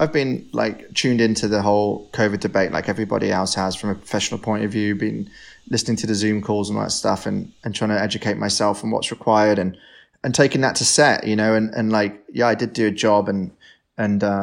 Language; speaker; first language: English; native; English